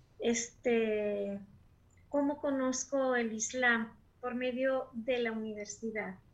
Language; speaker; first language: Spanish; native; Spanish